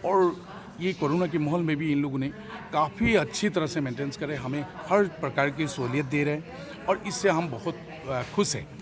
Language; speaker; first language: Hindi; non-native, local second language; Assamese